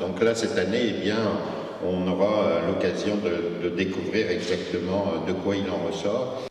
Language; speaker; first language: French; native; French